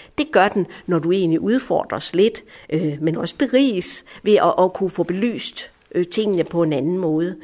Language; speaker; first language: Danish; early bilingual, other home language; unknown